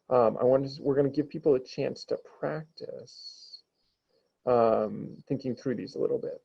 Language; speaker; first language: English; native; English